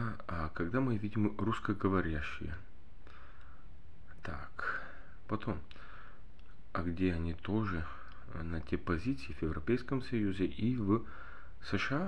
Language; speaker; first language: Russian; non-native, learner; Bulgarian